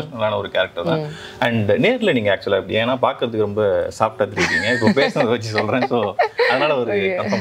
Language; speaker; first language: Tamil; native; Tamil